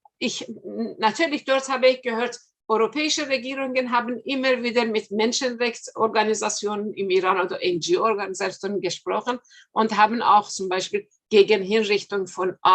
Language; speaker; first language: German; non-native, fluent; Persian